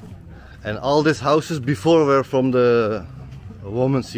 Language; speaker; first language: English; non-native, learner; Turkish